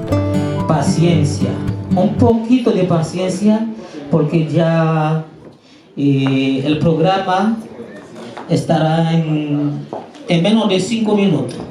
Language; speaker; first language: Spanish; non-native, fluent; Haitian Creole